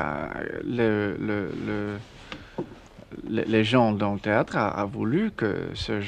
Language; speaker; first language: French; non-native, learner; English